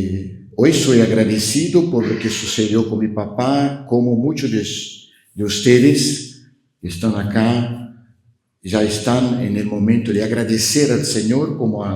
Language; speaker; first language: Spanish; non-native, fluent; Portuguese